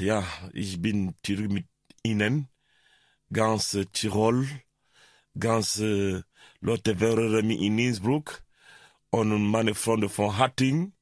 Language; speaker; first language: German; non-native, learner; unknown